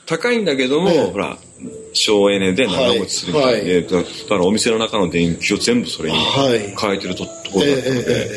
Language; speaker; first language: Japanese; native; Japanese